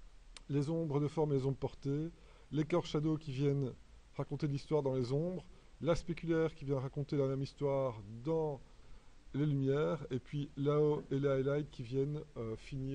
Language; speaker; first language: French; native; French